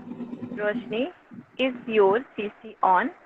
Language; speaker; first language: English; non-native, learner; Hindi